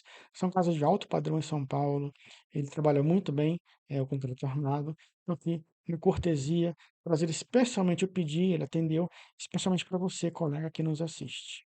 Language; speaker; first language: Portuguese; native; Portuguese